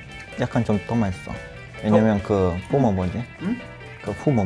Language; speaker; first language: Korean; non-native, learner; Italian